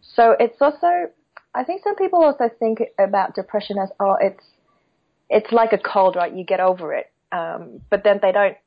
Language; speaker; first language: English; non-native, local second language; Cantonese